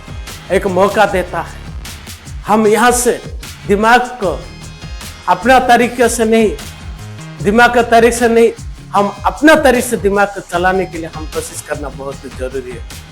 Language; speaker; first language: Hindi; non-native, local second language; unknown